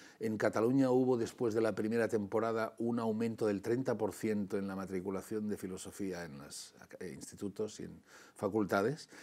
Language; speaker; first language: Spanish; non-native, local second language; Catalan